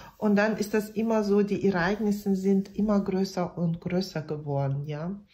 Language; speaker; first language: German; non-native, fluent; Russian